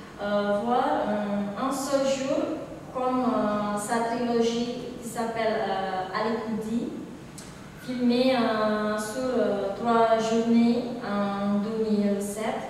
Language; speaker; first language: French; non-native, learner; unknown